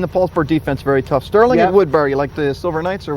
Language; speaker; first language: English; native; English